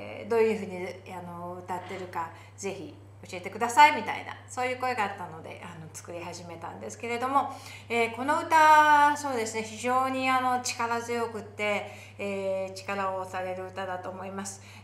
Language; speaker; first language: Japanese; native; Japanese